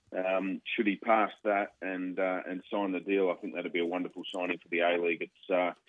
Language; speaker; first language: English; native; English